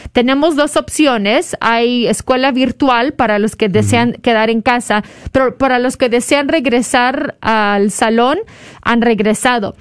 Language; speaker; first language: Spanish; early bilingual, heritage; Spanish